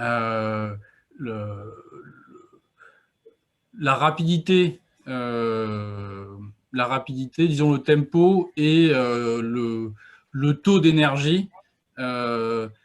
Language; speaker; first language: French; native; French